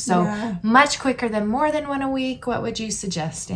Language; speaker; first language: English; native; English